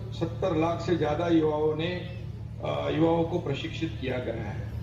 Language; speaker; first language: Hindi; non-native, local second language; Marathi